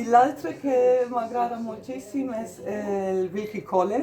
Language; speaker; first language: Catalan; non-native, fluent; German